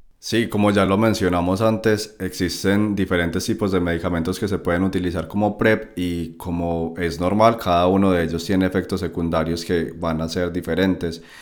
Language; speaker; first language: Spanish; native; Spanish